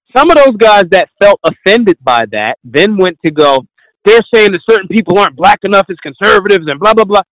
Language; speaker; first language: English; native; English